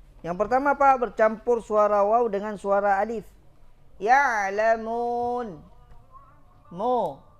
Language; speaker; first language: Malay; non-native, local second language; Achinese